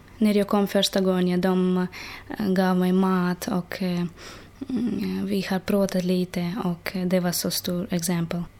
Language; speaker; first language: Swedish; non-native, learner; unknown